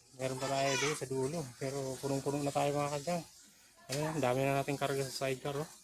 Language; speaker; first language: Filipino; non-native, local second language; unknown